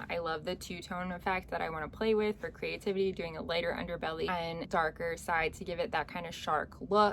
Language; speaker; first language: English; native; English